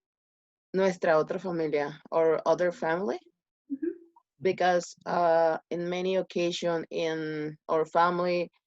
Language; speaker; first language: English; non-native, learner; Spanish